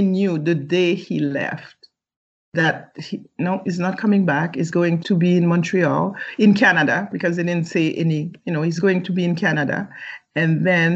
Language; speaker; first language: English; early bilingual, other home language; French